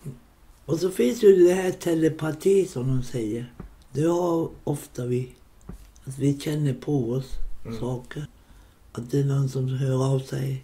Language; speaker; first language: Swedish; non-native, local second language; Romany